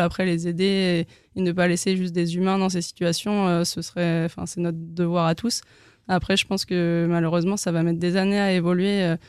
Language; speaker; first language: French; native; French